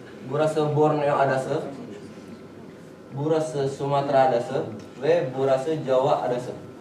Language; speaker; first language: Turkish; non-native, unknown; Indonesian